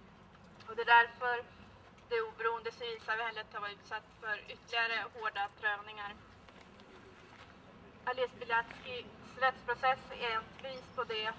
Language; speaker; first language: Swedish; native; Swedish